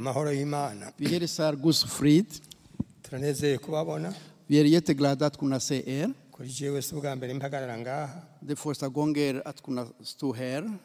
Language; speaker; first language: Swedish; non-native, learner; Rundi